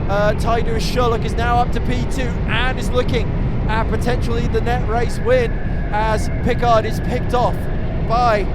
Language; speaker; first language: English; native; English